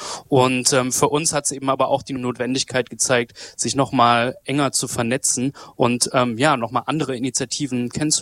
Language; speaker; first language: German; native; German